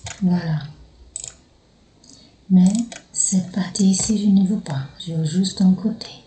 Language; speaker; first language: French; non-native, fluent; Portuguese